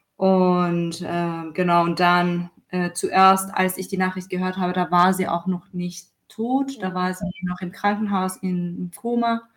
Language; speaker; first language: German; non-native, fluent; Persian